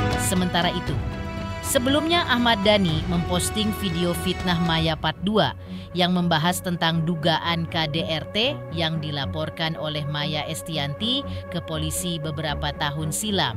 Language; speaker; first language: Indonesian; native; Indonesian